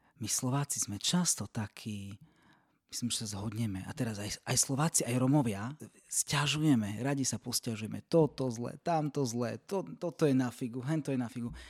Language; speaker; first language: Slovak; native; Slovak